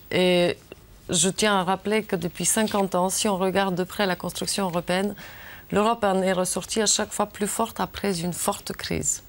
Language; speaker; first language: French; non-native, fluent; Bulgarian